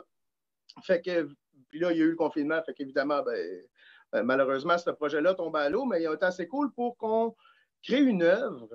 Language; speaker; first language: French; native; French